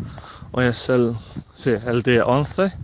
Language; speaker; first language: Spanish; non-native, fluent; English